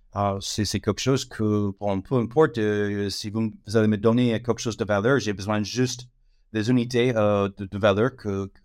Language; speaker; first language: French; non-native, fluent; English